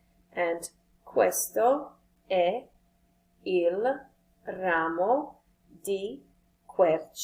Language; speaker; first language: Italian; non-native, fluent; English